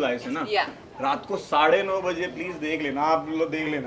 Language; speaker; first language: Hindi; native; Hindi